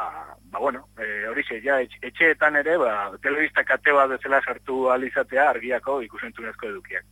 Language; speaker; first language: Basque; native; Basque